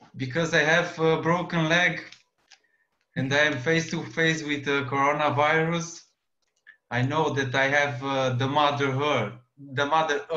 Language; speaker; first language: English; non-native, learner; Romanian